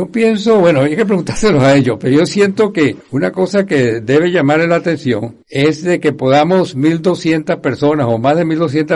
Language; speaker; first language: Spanish; native; Spanish